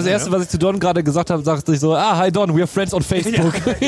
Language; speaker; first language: German; native; German